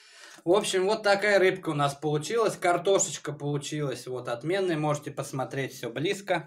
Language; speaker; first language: Russian; native; Russian